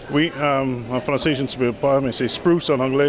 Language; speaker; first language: French; non-native, fluent; English